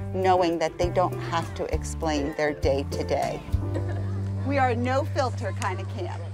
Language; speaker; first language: English; native; English